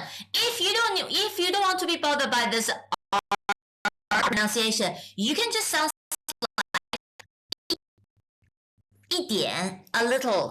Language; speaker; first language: English; non-native, fluent; Chinese